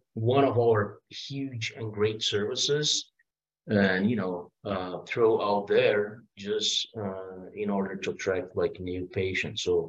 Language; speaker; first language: English; non-native, fluent; Portuguese